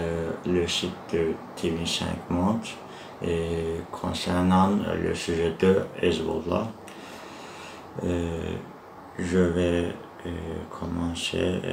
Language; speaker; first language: French; non-native, learner; Turkish